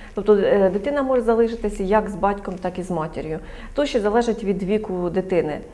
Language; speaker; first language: Ukrainian; native; Ukrainian